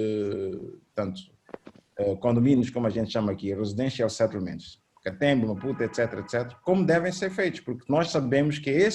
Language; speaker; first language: Portuguese; native; Portuguese